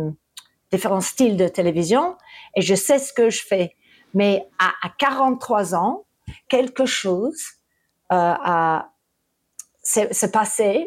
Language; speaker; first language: French; early bilingual, heritage; English